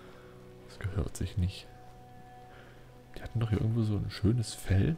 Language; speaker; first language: German; native; German